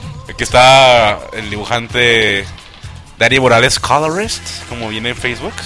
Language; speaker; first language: Spanish; native; Spanish